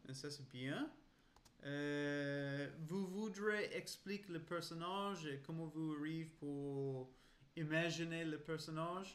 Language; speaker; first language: French; non-native, learner; English